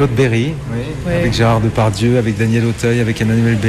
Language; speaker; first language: French; native; French